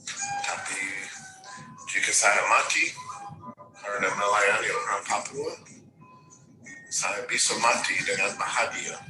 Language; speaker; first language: Indonesian; non-native, fluent; English